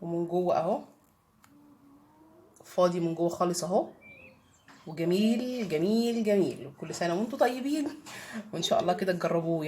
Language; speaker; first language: Arabic; native; Arabic